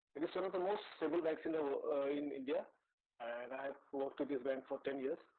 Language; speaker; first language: English; non-native, local second language; Assamese